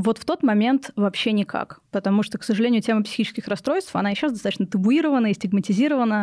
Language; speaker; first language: Russian; native; Russian